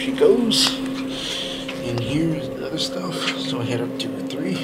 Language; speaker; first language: English; native; English